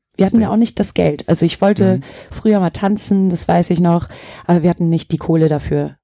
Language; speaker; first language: German; early bilingual, other home language; Turkish